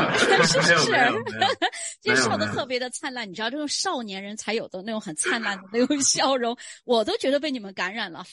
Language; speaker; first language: Chinese; native; Chinese